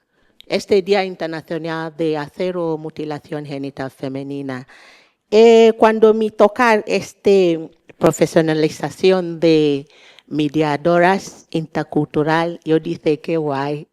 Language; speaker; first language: Spanish; non-native, learner; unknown